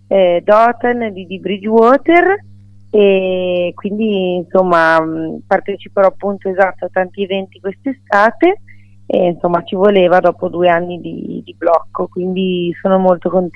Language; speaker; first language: Italian; native; Italian